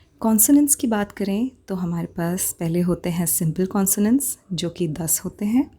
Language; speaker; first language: Hindi; native; Hindi